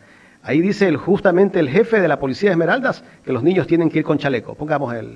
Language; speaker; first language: Spanish; native; Spanish